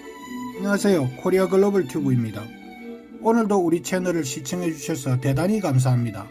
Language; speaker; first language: Korean; native; Korean